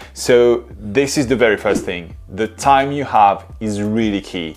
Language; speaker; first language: English; non-native, fluent; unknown